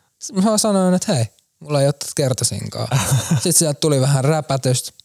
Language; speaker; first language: Finnish; native; Finnish